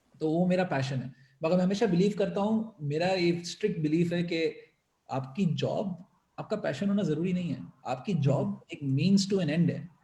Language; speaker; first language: Urdu; native; Urdu